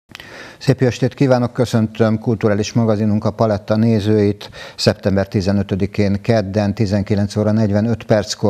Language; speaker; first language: Hungarian; native; Hungarian